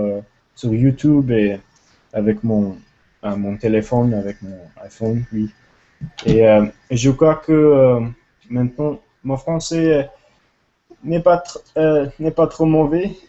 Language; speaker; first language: French; non-native, learner; English